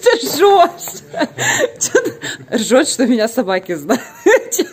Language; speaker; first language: Russian; native; Russian